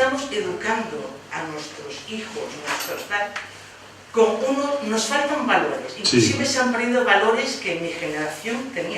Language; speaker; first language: Spanish; native; Spanish